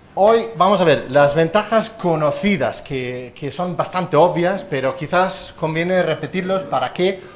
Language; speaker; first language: Spanish; non-native, fluent; Danish